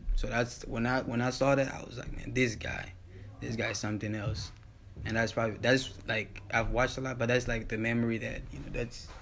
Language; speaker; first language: English; early bilingual, other home language; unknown